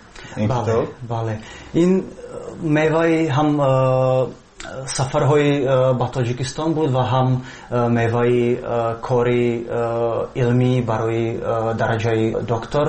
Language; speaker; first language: Persian; non-native, fluent; Czech